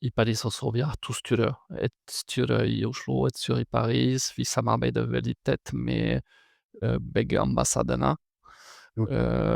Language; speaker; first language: Norwegian; non-native, fluent; French